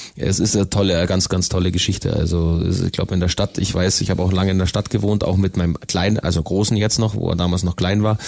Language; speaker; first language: German; native; German